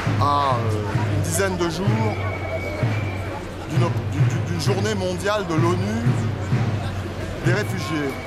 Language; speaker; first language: French; native; French